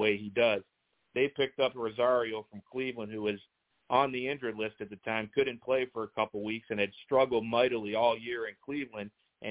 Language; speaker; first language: English; native; English